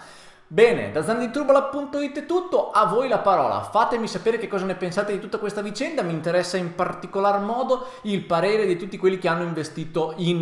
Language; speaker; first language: Italian; native; Italian